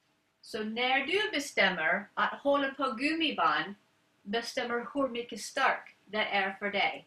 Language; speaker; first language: Swedish; non-native, learner; English